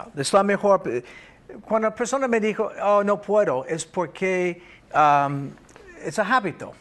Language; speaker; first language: Spanish; non-native, fluent; English